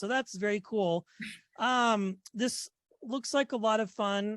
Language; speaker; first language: English; native; English